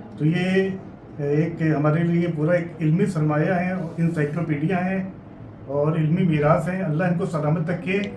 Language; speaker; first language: Urdu; native; Urdu